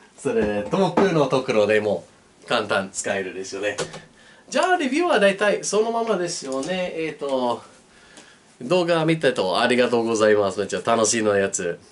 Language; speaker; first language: Japanese; non-native, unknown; English